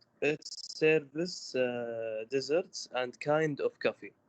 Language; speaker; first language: English; non-native, learner; Arabic